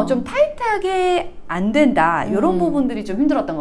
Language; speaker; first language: Korean; native; Korean